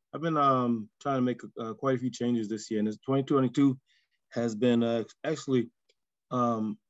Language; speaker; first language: English; native; English